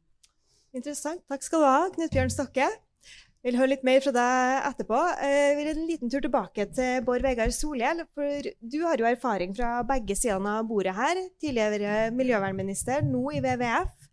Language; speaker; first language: Norwegian; native; Norwegian